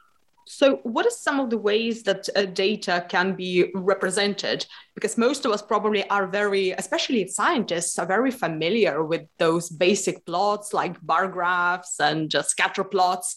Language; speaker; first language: English; non-native, fluent; Lithuanian